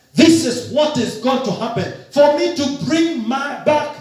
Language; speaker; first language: English; non-native, local second language; Swahili